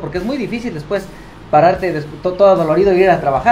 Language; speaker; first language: Spanish; native; Spanish